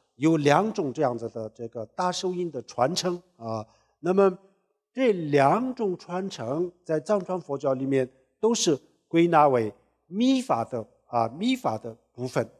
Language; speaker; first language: Chinese; non-native, local second language; Tibetan